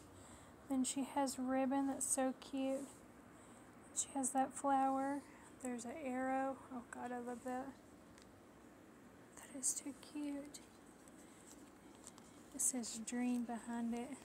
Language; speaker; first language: English; native; English